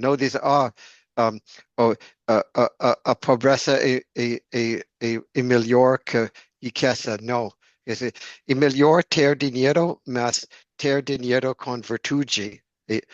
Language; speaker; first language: Portuguese; non-native, learner; English